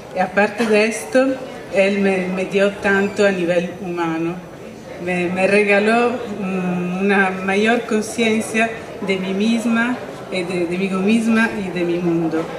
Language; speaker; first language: Spanish; non-native, fluent; Italian